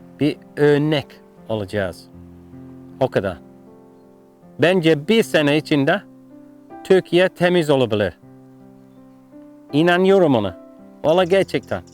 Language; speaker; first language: Turkish; non-native, learner; English